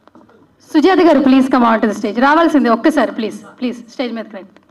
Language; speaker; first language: Telugu; native; Telugu